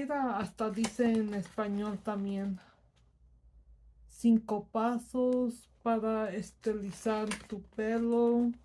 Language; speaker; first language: Spanish; early bilingual, heritage; Spanish